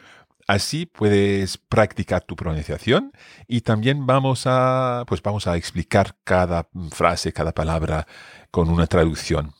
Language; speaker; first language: Spanish; non-native, fluent; English